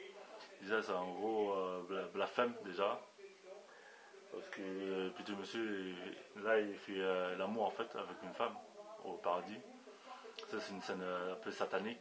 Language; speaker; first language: French; native; French